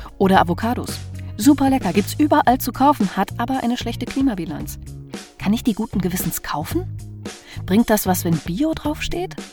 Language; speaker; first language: German; native; German